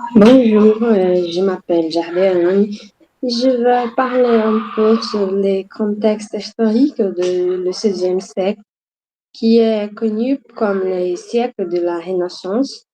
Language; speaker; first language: French; non-native, learner; Portuguese